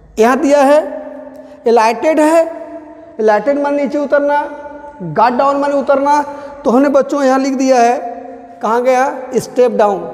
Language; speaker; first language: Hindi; native; Hindi